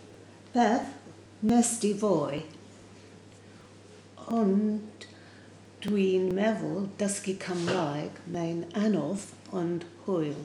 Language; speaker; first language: Welsh; non-native, learner; English